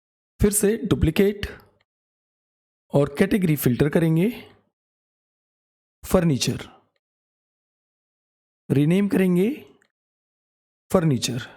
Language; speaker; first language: Hindi; native; Hindi